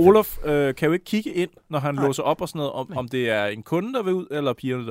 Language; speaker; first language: Danish; native; Danish